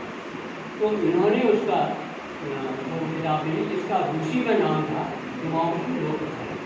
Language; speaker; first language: Hindi; native; Hindi